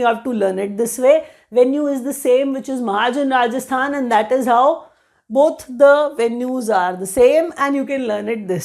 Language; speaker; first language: English; non-native, local second language; Hindi